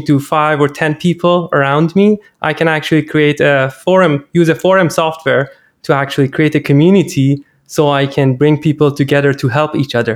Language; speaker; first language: English; non-native, fluent; Persian